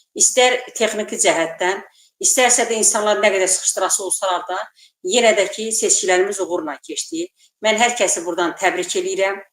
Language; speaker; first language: Azerbaijani; native; Azerbaijani